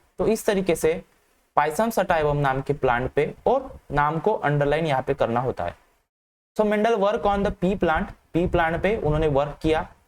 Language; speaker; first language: Hindi; non-native, local second language; Marathi